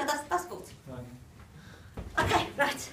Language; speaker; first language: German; non-native, learner; English